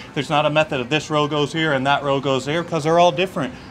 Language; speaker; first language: English; native; English